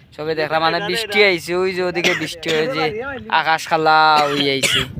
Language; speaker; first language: Bangla; non-native, local second language; Sylheti